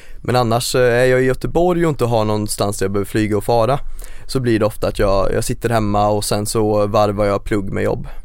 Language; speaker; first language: Swedish; native; Swedish